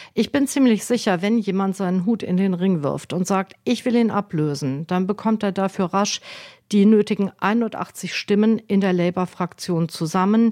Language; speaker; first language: German; native; German